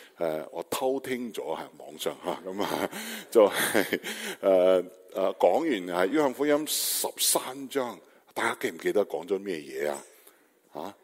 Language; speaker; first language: Cantonese; non-native, learner; Chinese